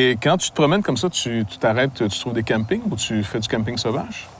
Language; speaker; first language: French; native; French